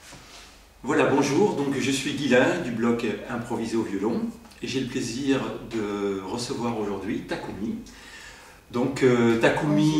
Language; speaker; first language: French; native; French